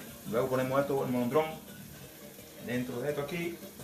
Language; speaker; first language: Spanish; native; Spanish